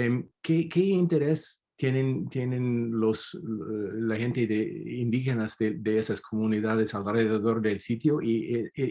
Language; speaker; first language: Spanish; non-native, fluent; English